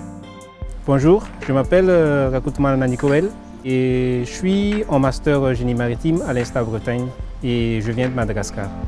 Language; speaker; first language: French; non-native, local second language; Malagasy